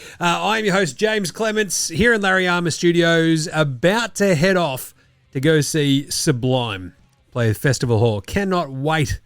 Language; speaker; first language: English; native; English